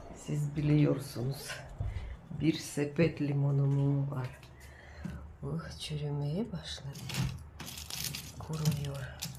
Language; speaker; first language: Turkish; non-native, learner; Russian